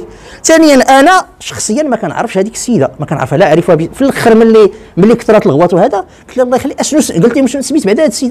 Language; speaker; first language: Arabic; native; Arabic